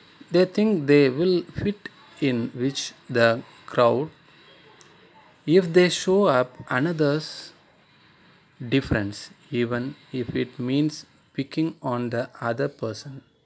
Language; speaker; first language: English; non-native, local second language; Tamil